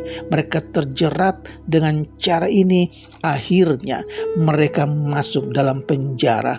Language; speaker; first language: Indonesian; native; Indonesian